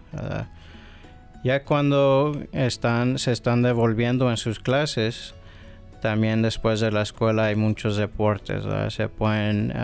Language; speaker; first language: Spanish; early bilingual, heritage; Spanish